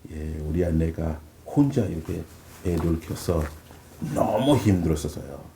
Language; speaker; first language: Korean; non-native, learner; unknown